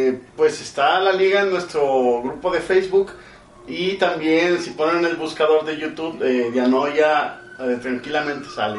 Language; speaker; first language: Spanish; native; Spanish